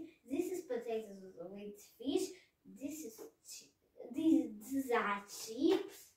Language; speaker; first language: English; non-native, learner; Russian